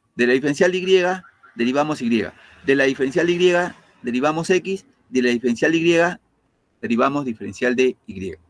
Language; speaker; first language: Spanish; native; Spanish